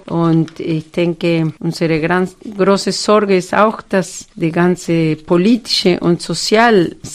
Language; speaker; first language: German; non-native, fluent; Spanish